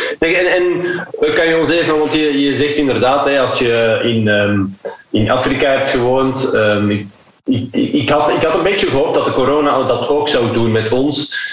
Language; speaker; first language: Dutch; native; Dutch